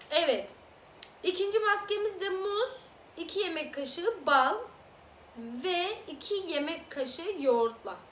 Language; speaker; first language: Turkish; early bilingual, other home language; Azerbaijani